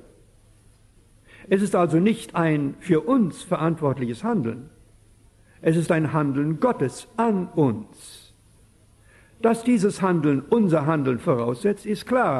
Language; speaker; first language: German; early bilingual, heritage; German